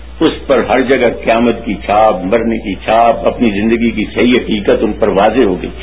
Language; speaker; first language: Urdu; non-native, local second language; Punjabi